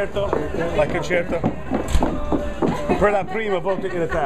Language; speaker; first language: Italian; non-native, learner; English